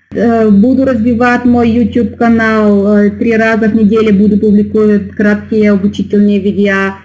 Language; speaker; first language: Russian; non-native, learner; Bulgarian